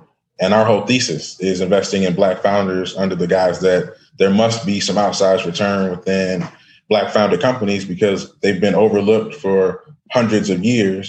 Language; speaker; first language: English; native; English